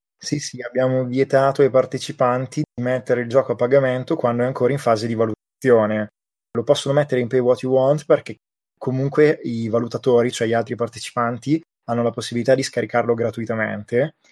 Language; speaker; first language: Italian; native; Italian